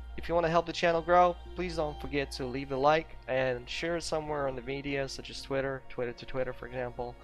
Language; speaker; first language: English; non-native, fluent; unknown